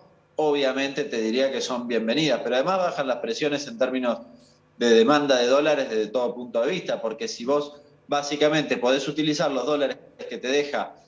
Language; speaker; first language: Spanish; native; Spanish